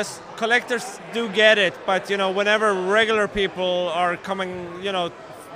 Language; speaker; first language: English; non-native, fluent; Swedish